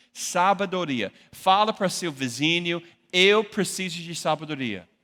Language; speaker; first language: Portuguese; non-native, fluent; English